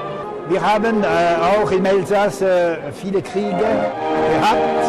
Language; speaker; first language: German; non-native, learner; French